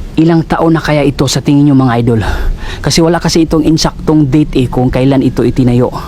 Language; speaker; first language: Filipino; non-native, local second language; Cebuano